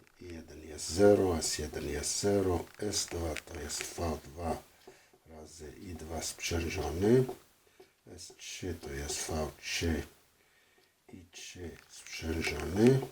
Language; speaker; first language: Polish; non-native, fluent; French